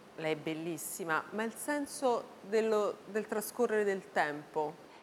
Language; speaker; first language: Italian; native; Italian